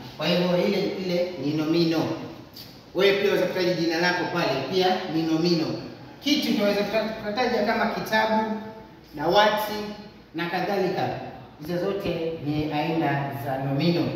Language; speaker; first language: Swahili; native; Swahili